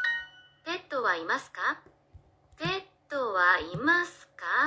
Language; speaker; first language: Japanese; non-native, learner; English